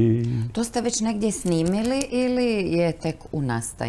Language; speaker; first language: Croatian; native; Croatian